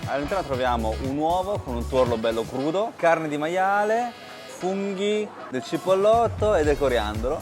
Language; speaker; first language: Italian; early bilingual, other home language; Chinese